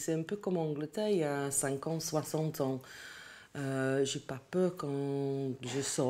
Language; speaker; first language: French; non-native, learner; English